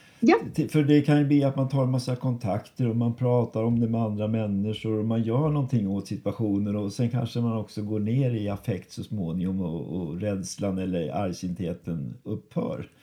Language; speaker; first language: Swedish; native; Swedish